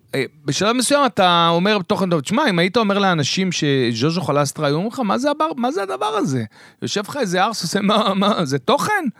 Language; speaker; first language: Hebrew; native; Hebrew